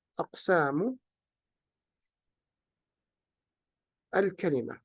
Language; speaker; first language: Arabic; native; Arabic